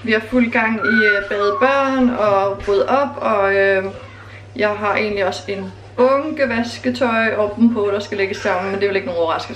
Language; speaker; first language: Danish; native; Danish